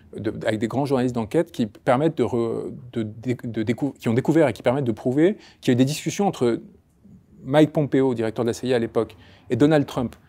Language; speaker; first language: French; early bilingual, other home language; Spanish